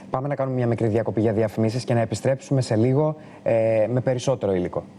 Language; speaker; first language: Greek; native; Greek